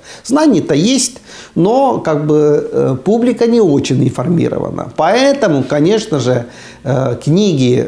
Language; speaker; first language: Russian; non-native, fluent; Estonian